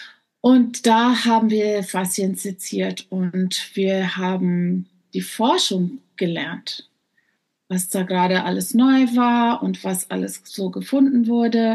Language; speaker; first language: German; non-native, fluent; English